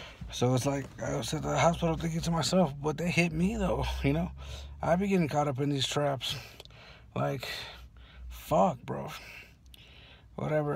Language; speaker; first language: English; early bilingual, other home language; Spanish